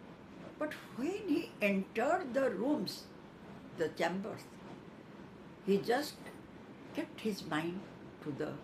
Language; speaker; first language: English; non-native, local second language; Odia